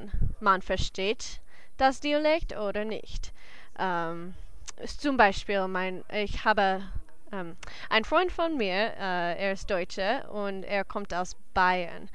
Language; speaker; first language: German; non-native, learner; English